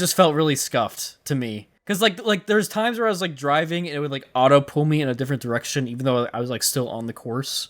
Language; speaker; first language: English; native; English